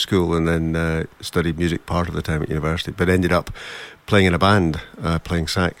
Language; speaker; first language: English; native; English